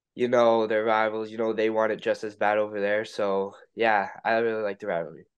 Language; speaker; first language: English; native; English